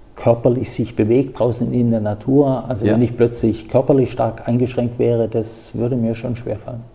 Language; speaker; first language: German; native; German